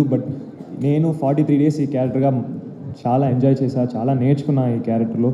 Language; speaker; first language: Telugu; non-native, learner; Tamil